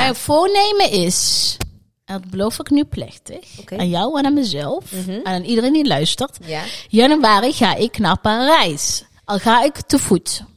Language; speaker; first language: Dutch; early bilingual, other home language; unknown